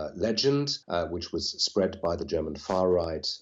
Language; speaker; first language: English; non-native, fluent; German